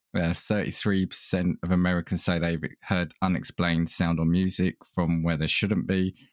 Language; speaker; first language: English; early bilingual, other home language; Italian